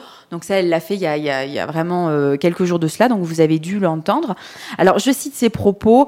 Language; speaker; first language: French; native; French